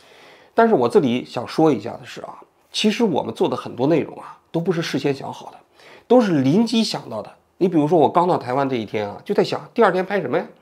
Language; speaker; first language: Chinese; native; Chinese